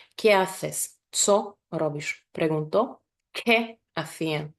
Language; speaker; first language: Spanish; non-native, fluent; Polish